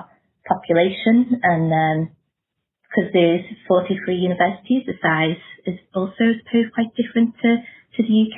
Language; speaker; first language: English; native; English